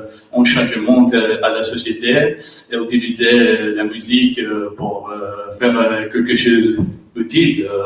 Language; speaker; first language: French; non-native, learner; Catalan